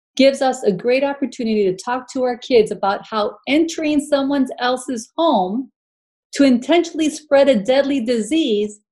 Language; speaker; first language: English; early bilingual, other home language; Spanish